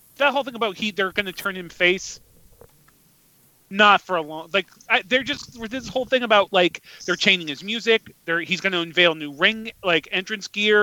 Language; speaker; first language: English; native; English